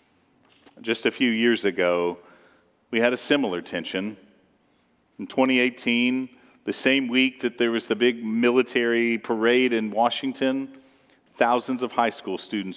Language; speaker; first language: English; native; English